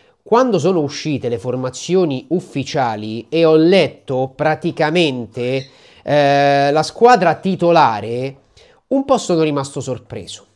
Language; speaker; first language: Italian; native; Italian